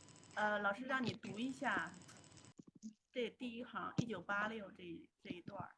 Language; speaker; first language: Chinese; native; Chinese